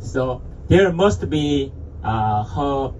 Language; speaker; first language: English; non-native, fluent; Korean